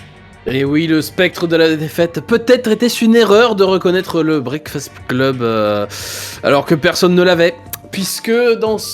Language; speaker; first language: French; native; French